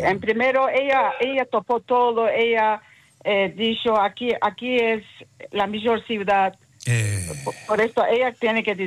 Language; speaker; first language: Spanish; early bilingual, heritage; Ladino